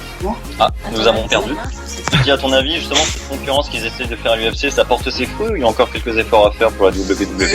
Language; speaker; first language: French; native; French